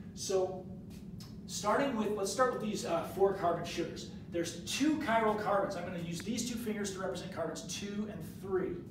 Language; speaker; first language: English; native; English